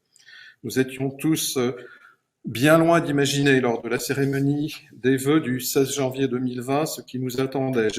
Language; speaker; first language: French; native; French